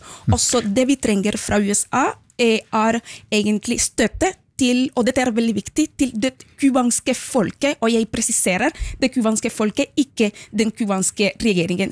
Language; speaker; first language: Norwegian; non-native, fluent; Spanish